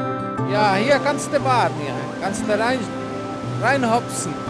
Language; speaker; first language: German; early bilingual, heritage; German